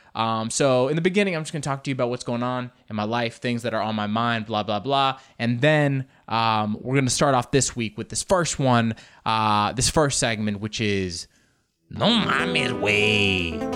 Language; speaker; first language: English; native; English